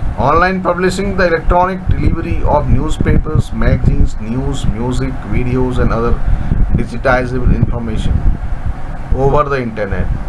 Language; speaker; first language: English; non-native, local second language; Hindi